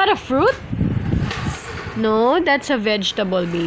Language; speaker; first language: English; non-native, local second language; Filipino